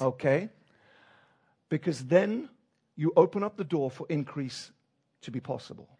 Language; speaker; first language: English; native; English